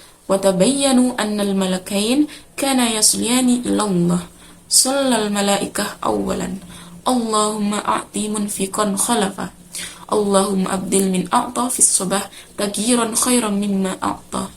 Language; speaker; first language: Arabic; non-native, learner; Indonesian